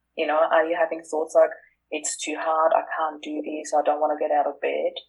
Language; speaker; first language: English; non-native, fluent; German